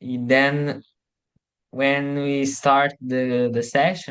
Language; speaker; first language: English; non-native, learner; Portuguese